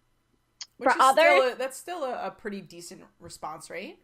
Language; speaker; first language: English; native; English